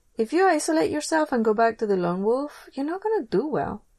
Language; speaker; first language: English; native; English